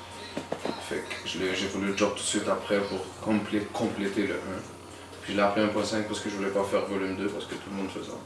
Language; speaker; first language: French; native; French